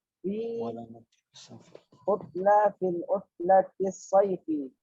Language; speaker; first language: Arabic; non-native, learner; Indonesian